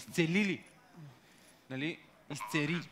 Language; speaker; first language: Bulgarian; native; Bulgarian